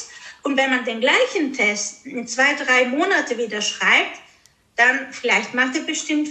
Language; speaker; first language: German; early bilingual, other home language; Greek